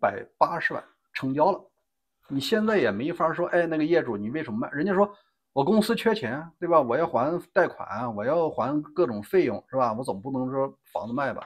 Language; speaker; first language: Chinese; native; Chinese